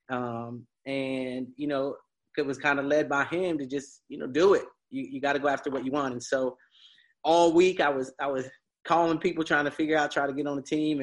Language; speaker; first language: English; native; English